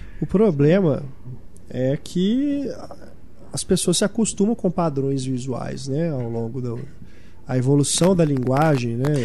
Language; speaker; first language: Portuguese; native; Portuguese